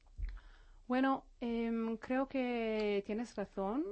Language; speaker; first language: Spanish; non-native, fluent; Hebrew